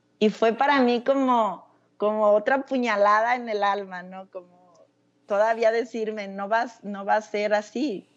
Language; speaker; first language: Spanish; native; Spanish